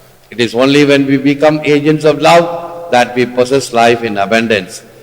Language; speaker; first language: English; non-native, local second language; Tamil